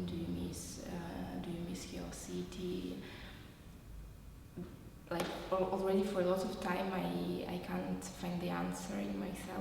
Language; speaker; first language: English; non-native, fluent; Russian